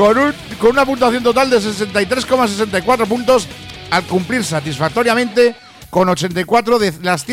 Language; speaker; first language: Spanish; native; Spanish